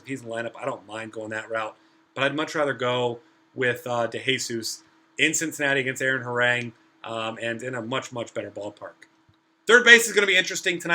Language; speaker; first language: English; native; English